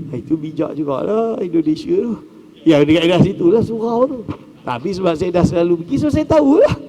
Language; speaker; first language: Malay; native; Malay